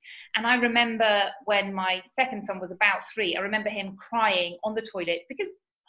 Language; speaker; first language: English; native; English